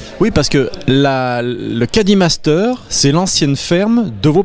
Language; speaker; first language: French; native; French